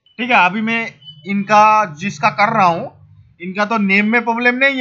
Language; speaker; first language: Hindi; non-native, local second language; Bangla